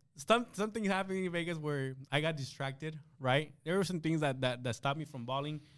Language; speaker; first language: English; early bilingual, other home language; Spanish